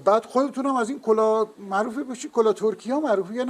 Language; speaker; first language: Persian; native; Persian